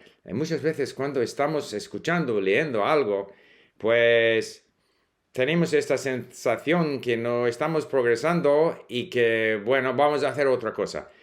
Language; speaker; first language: Spanish; non-native, fluent; English